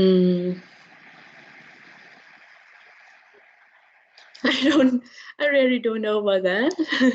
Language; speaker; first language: English; non-native, learner; Vietnamese